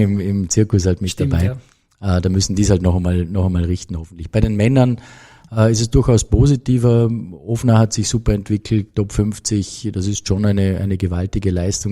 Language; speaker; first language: German; native; German